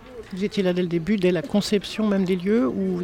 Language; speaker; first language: French; native; French